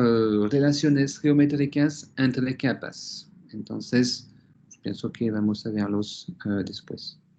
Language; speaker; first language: Spanish; non-native, fluent; French